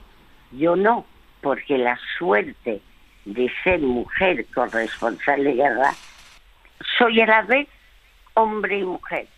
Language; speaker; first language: Spanish; early bilingual, other home language; French